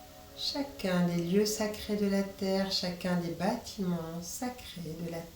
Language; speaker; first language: French; native; French